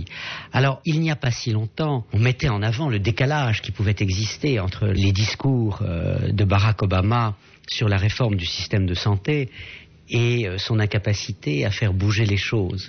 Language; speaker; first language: French; native; French